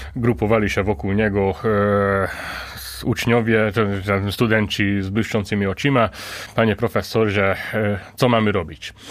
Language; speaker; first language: Polish; non-native, fluent; Hungarian